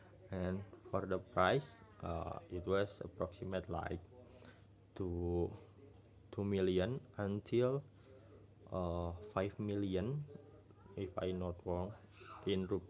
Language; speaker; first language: English; non-native, learner; Indonesian